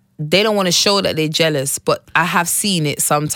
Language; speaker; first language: English; native; English